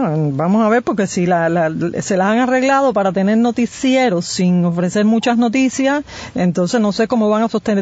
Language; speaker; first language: Spanish; native; Spanish